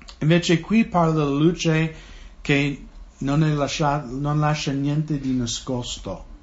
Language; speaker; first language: Italian; non-native, fluent; English